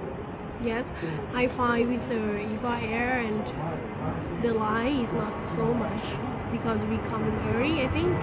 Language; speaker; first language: English; non-native, learner; Thai